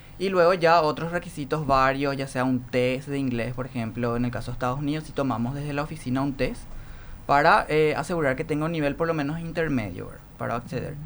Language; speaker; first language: Spanish; native; Spanish